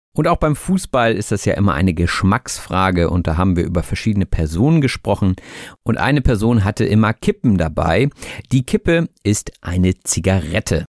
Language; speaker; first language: German; native; German